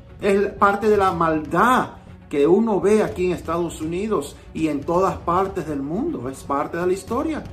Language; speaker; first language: Spanish; early bilingual, heritage; Spanish